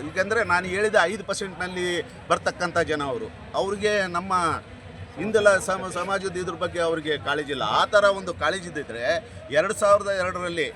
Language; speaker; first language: Kannada; native; Kannada